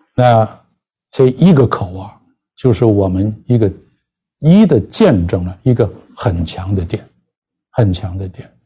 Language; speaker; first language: Chinese; non-native, local second language; Cantonese